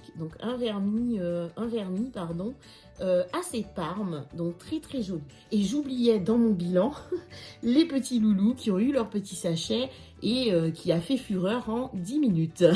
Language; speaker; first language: French; native; French